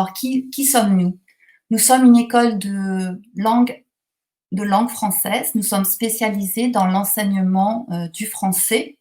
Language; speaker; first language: French; native; French